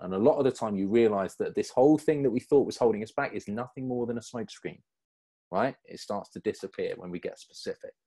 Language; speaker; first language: English; native; English